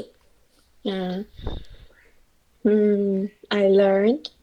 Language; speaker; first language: English; non-native, learner; Chinese